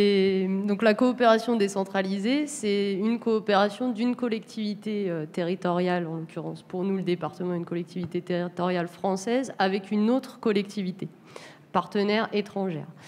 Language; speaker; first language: French; native; French